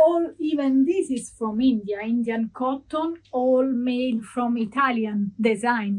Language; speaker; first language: English; non-native, learner; Italian